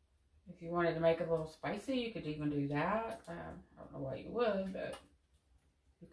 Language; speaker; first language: English; native; English